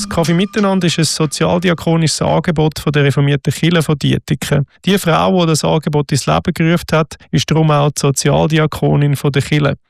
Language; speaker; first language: German; native; German